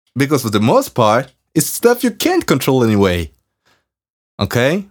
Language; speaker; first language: English; non-native, fluent; French